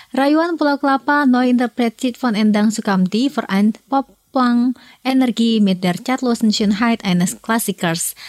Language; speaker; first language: German; non-native, fluent; Indonesian